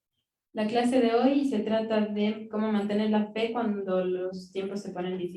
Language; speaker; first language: Spanish; native; Spanish